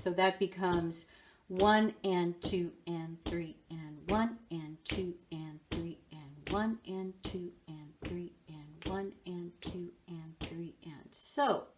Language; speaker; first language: English; native; English